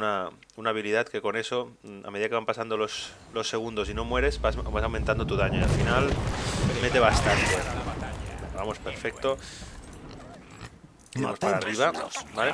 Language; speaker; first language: Spanish; native; Spanish